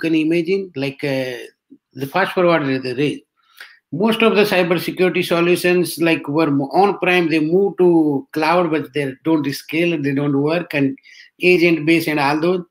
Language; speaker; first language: English; non-native, local second language; Hindi